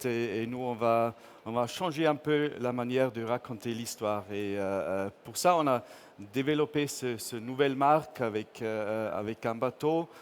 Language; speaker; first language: French; non-native, fluent; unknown